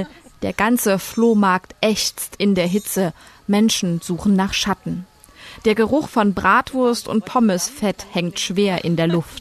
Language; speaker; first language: German; native; German